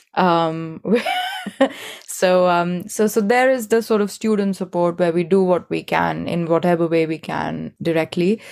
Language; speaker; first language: English; non-native, local second language; Hindi